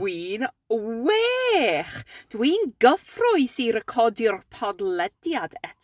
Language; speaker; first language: Welsh; non-native, learner; English